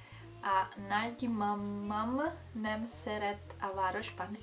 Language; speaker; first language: Hungarian; non-native, learner; Italian